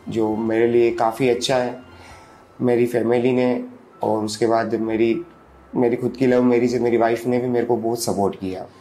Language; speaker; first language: Hindi; native; Hindi